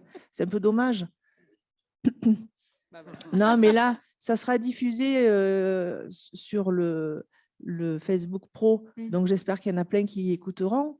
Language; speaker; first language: French; native; French